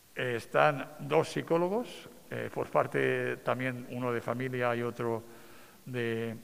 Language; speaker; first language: Spanish; non-native, local second language; Catalan